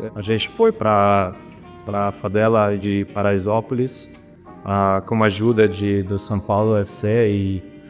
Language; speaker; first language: Portuguese; non-native, fluent; German